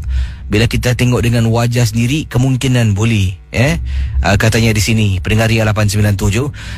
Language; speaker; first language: Malay; native; Malay